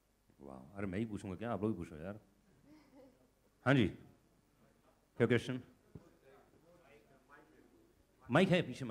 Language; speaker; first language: Hindi; native; Hindi